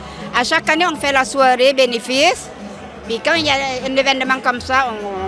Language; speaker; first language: French; non-native, fluent; Lao